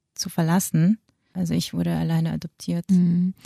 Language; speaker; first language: German; early bilingual, other home language; Filipino